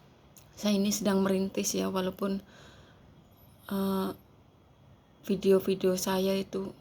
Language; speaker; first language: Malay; non-native, local second language; Javanese